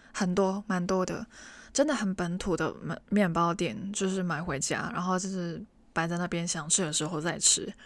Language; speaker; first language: Chinese; non-native, local second language; Cantonese